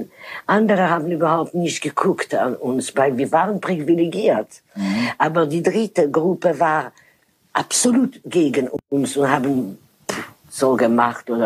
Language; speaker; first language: German; non-native, fluent; French